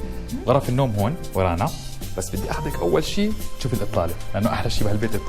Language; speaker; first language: Arabic; native; Arabic